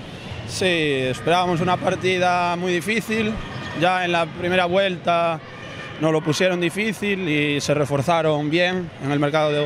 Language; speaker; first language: Italian; non-native, learner; Spanish